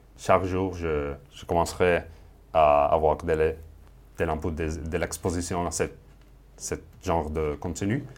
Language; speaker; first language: French; non-native, fluent; Spanish